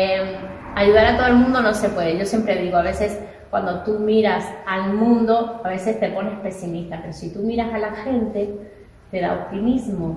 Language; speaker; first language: Spanish; native; Spanish